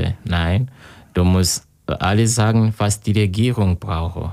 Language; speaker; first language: German; non-native, learner; Kinyarwanda